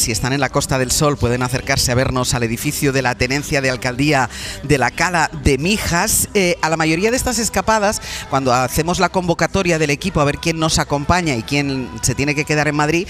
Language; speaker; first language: Spanish; native; Spanish